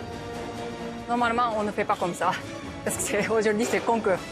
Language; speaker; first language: French; non-native, learner; Japanese